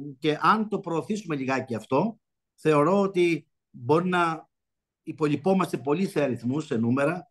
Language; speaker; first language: Greek; early bilingual, heritage; Greek